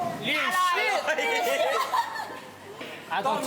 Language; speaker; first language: English; non-native, learner; Korean